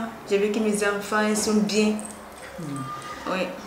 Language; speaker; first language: French; non-native, learner; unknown